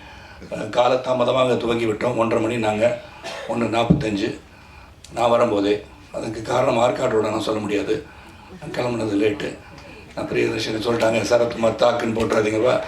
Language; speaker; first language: Tamil; native; Tamil